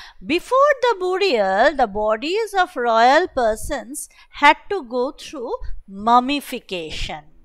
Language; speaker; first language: English; non-native, local second language; Bangla